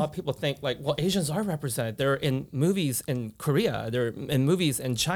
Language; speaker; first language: English; native; English